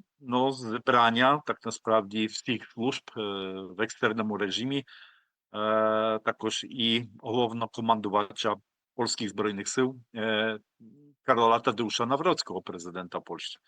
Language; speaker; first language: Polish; non-native, learner; Ukrainian